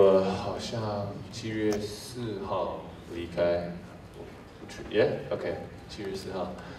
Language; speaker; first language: Chinese; early bilingual, heritage; English